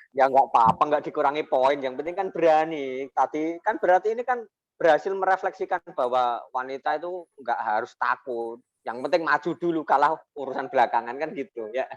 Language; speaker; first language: Indonesian; non-native, local second language; Javanese